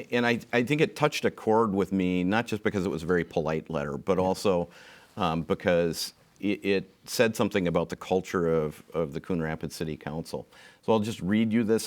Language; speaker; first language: English; native; English